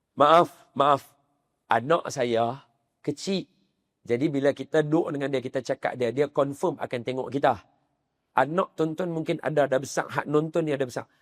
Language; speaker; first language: Malay; native; Malay